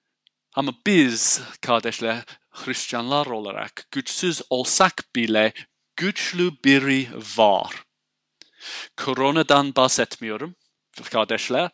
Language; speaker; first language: Turkish; non-native, fluent; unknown